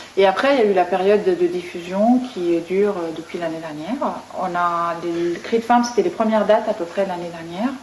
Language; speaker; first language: French; non-native, local second language; Arabic